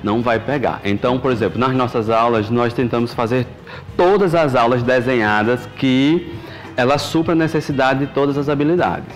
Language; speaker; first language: Portuguese; native; Portuguese